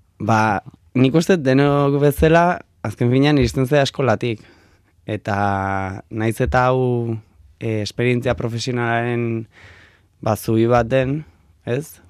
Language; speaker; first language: Basque; native; Basque